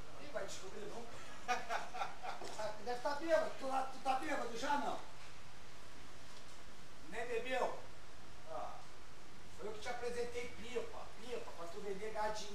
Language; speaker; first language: Portuguese; native; Portuguese